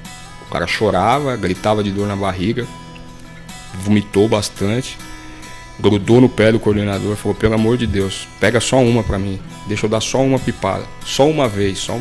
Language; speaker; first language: Portuguese; native; Portuguese